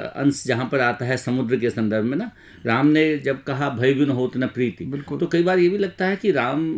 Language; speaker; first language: Hindi; native; Hindi